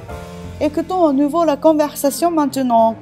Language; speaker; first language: French; non-native, fluent; Japanese